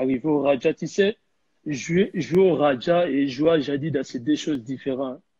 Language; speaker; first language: French; non-native, local second language; Lingala